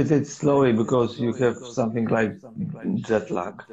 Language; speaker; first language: English; non-native, learner; Polish